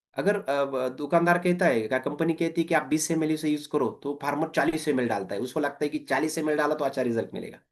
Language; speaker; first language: Hindi; non-native, local second language; Marathi